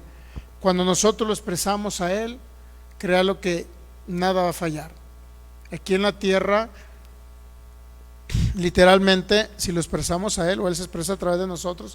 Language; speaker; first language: Spanish; native; Spanish